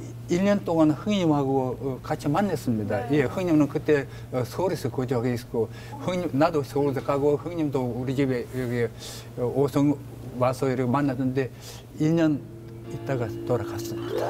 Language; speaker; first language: Korean; early bilingual, heritage; Korean